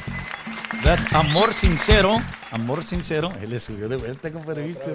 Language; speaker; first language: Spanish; early bilingual, heritage; Spanish